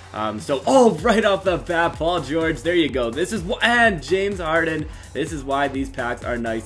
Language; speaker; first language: English; native; English